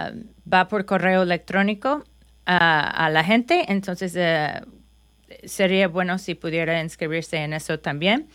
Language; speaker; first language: Spanish; non-native, fluent; English